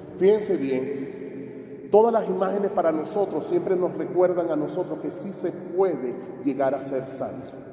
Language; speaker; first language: Spanish; native; Spanish